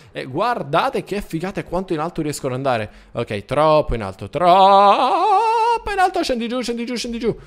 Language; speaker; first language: Italian; native; Italian